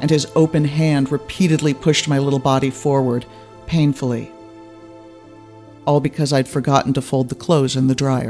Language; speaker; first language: English; native; English